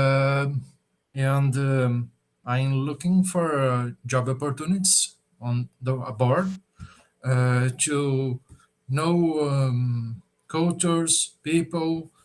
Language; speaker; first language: English; non-native, learner; Portuguese